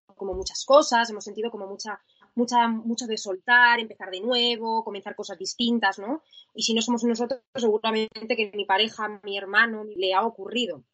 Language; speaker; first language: Spanish; native; Spanish